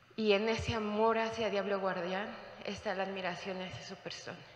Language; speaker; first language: Spanish; native; Spanish